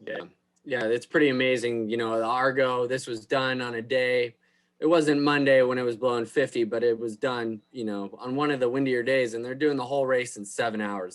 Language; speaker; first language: English; native; English